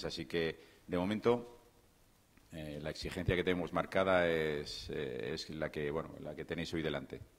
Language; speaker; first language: Spanish; native; Spanish